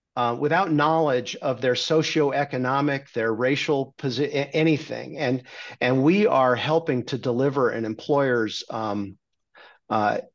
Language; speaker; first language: English; native; English